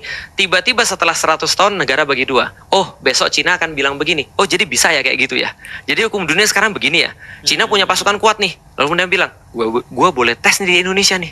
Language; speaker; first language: Indonesian; native; Indonesian